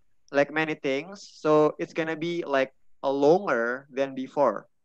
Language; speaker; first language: English; non-native, fluent; Indonesian